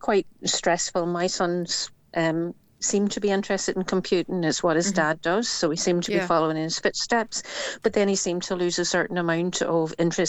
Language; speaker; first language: English; native; English